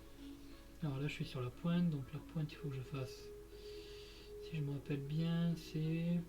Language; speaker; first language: French; native; French